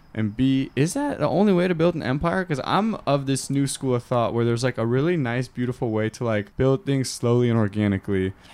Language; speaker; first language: English; native; English